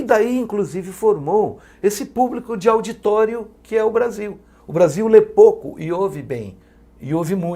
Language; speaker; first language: Portuguese; native; Portuguese